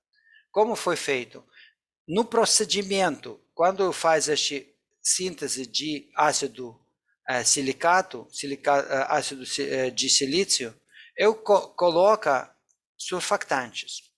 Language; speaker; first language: Portuguese; non-native, fluent; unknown